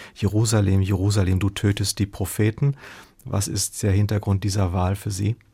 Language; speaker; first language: German; native; German